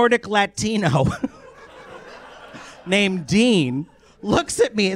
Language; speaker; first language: English; native; English